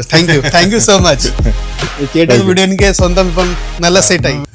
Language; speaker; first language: Malayalam; non-native, learner; Hindi